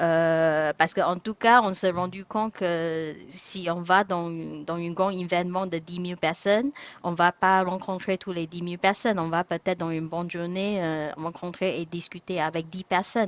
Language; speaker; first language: French; non-native, fluent; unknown